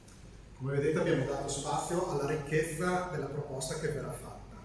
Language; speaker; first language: Italian; native; Italian